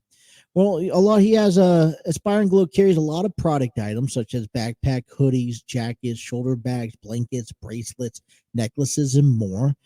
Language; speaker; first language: English; native; English